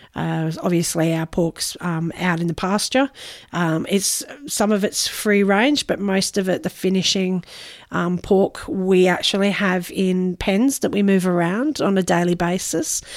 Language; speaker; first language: English; native; English